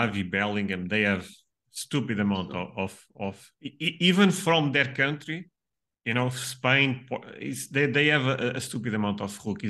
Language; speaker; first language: English; non-native, fluent; Portuguese